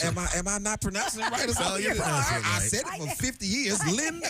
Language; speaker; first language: English; native; English